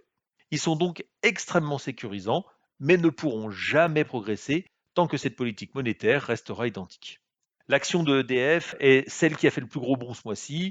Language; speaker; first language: French; native; French